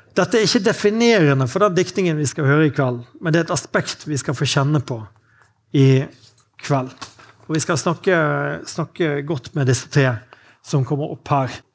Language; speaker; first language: Norwegian; native; Norwegian